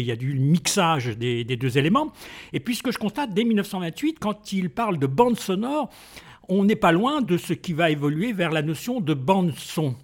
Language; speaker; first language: French; native; French